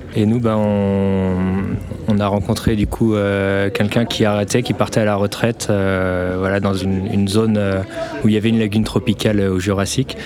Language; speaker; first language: French; native; French